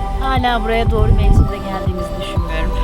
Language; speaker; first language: Turkish; native; Turkish